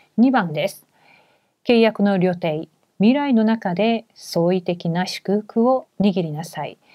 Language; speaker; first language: Japanese; non-native, fluent; Korean